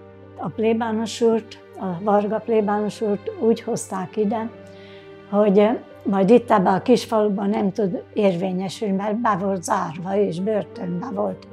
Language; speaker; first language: Hungarian; native; Hungarian